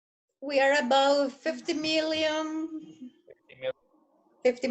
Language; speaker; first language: English; non-native, fluent; Spanish